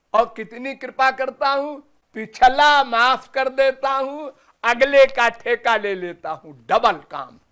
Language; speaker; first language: Hindi; native; Hindi